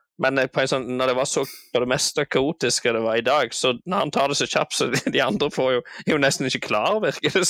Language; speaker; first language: Norwegian; native; Norwegian